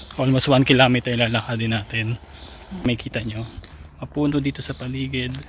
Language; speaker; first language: Filipino; native; Filipino